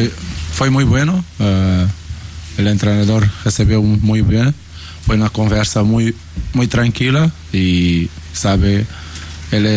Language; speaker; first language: Spanish; non-native, learner; Portuguese